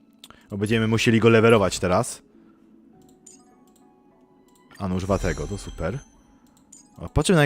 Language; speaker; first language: Polish; native; Polish